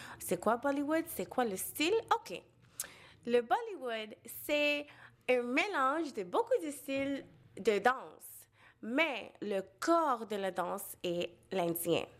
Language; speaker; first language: French; non-native, local second language; Bangla